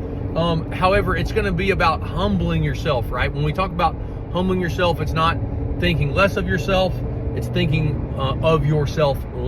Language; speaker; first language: English; native; English